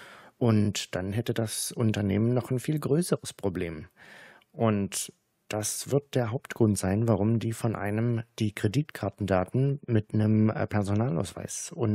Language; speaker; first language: German; native; German